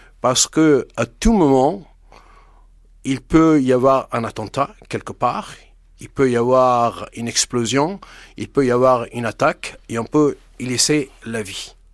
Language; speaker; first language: French; non-native, fluent; Persian